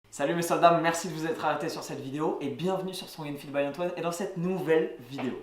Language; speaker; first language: French; native; French